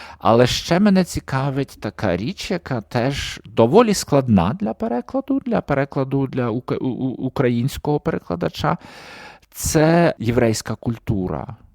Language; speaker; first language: Ukrainian; native; Ukrainian